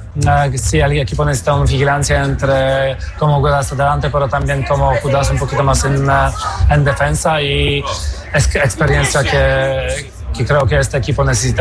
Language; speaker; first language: Spanish; non-native, fluent; Polish